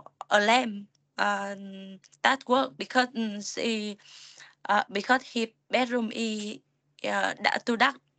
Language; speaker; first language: English; non-native, learner; Vietnamese